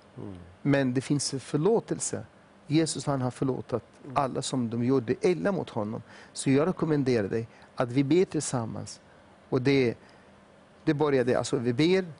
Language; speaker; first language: Swedish; non-native, fluent; Arabic